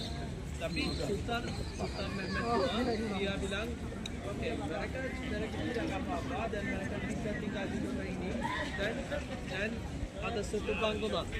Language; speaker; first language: Indonesian; non-native, fluent; Turkish